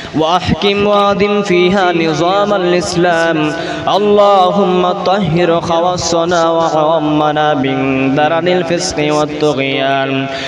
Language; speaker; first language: Arabic; non-native, fluent; Bangla